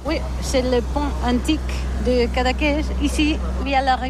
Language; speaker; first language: French; non-native, learner; Catalan